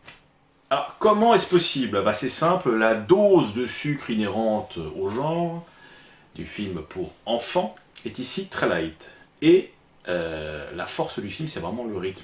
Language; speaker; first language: French; native; French